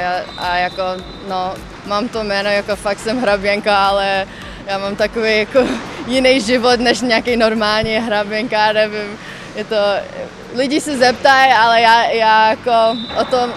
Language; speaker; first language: Czech; non-native, local second language; English